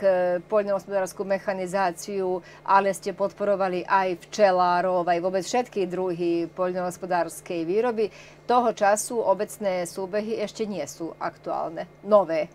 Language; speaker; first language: Slovak; native; Slovak